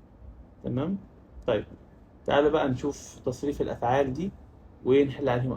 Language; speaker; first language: Arabic; native; Arabic